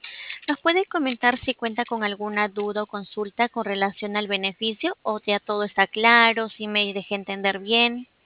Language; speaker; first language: Spanish; native; Spanish